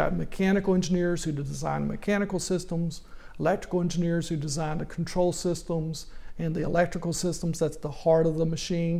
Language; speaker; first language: English; native; English